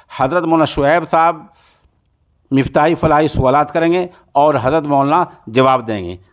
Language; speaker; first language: Urdu; native; Urdu